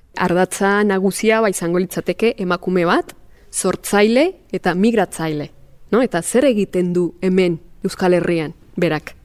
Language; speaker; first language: Basque; non-native, fluent; Spanish